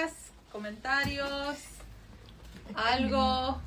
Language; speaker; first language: Spanish; early bilingual, heritage; Spanish